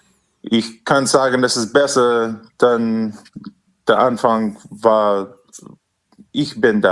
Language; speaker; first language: German; non-native, learner; English